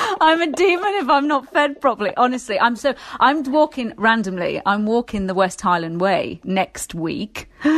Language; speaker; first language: English; native; English